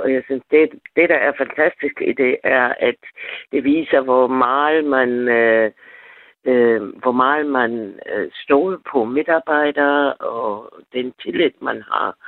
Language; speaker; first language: Danish; non-native, fluent; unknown